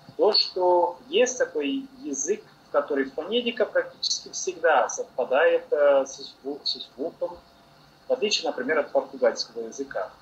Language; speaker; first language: Russian; non-native, learner; Portuguese